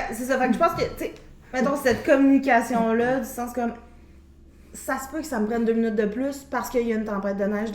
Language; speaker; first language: French; native; French